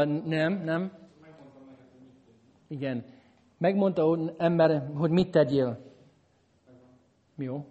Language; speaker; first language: Hungarian; non-native, fluent; English